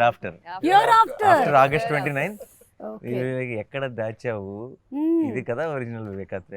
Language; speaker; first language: Telugu; native; Telugu